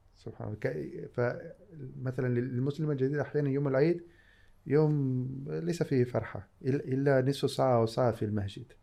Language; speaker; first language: Arabic; non-native, fluent; Spanish